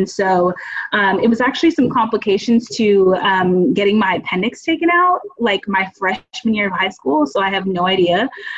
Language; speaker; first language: English; native; English